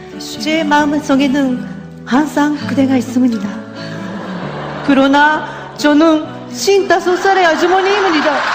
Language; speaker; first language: Korean; non-native, learner; Japanese